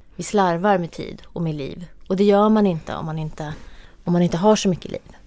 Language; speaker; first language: Swedish; native; Swedish